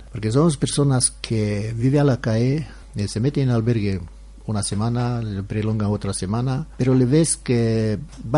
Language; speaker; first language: Spanish; non-native, learner; Romanian